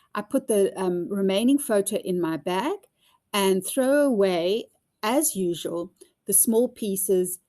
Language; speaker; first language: English; non-native, local second language; Afrikaans